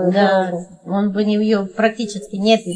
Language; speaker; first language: Russian; native; Russian